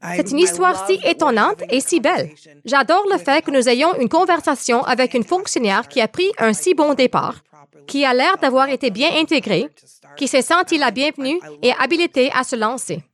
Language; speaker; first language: French; native; French